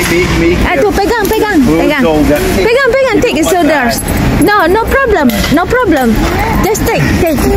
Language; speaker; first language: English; non-native, learner; Indonesian